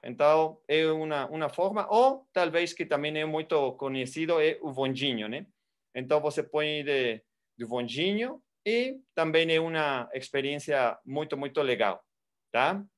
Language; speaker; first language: Portuguese; non-native, fluent; Spanish